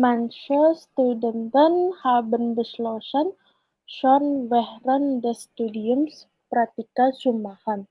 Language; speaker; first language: German; non-native, learner; Indonesian